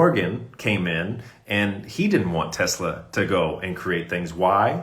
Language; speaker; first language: English; native; English